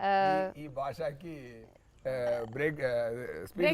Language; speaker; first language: Telugu; non-native, fluent; Tamil